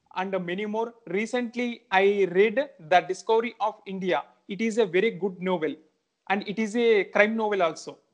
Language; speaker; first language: English; non-native, local second language; Telugu